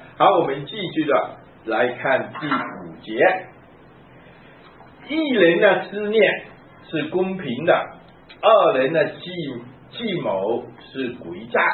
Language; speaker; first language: Chinese; native; Chinese